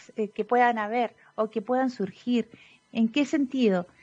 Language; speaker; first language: Spanish; native; Spanish